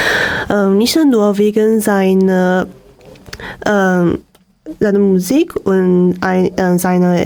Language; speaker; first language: German; non-native, learner; Chinese